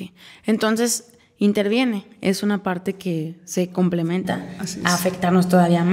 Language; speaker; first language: Spanish; native; Spanish